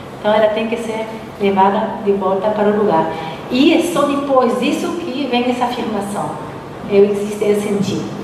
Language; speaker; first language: Portuguese; non-native, fluent; Spanish